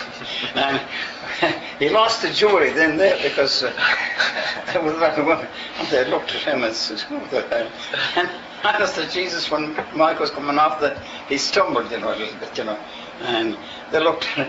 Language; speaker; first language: English; native; English